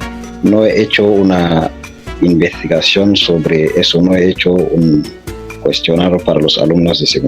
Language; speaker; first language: Spanish; non-native, fluent; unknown